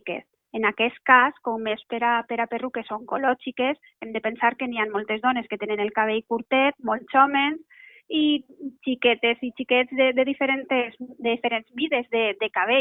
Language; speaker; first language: Catalan; native; Catalan